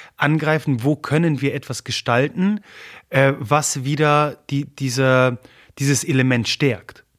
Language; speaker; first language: German; early bilingual, other home language; Polish